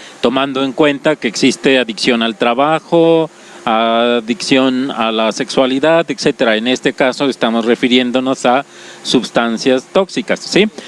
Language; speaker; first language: Spanish; native; Spanish